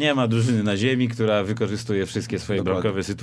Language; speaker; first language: Polish; native; Polish